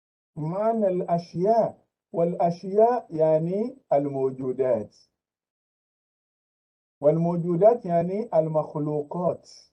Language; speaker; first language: Arabic; non-native, fluent; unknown